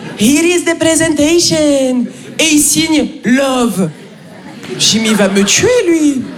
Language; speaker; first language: French; native; French